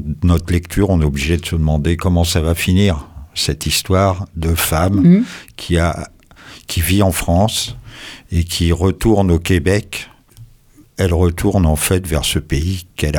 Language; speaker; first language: French; native; French